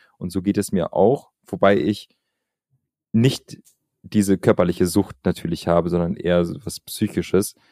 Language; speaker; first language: German; early bilingual, other home language; Albanian